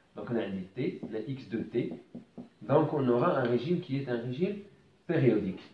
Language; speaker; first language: French; non-native, local second language; Arabic